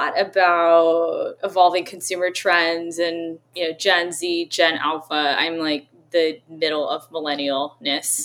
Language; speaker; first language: English; native; English